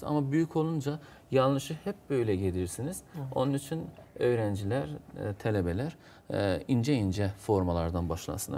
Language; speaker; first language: Turkish; non-native, fluent; Azerbaijani